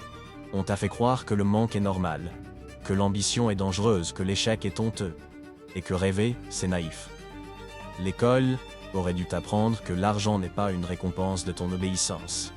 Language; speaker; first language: French; native; French